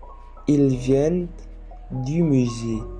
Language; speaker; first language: French; non-native, learner; Indonesian